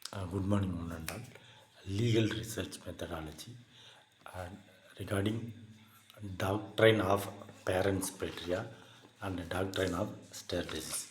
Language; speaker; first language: English; non-native, local second language; Tamil